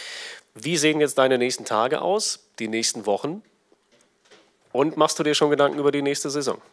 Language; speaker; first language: German; native; German